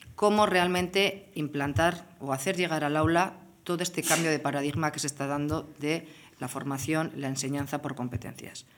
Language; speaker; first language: Spanish; native; Spanish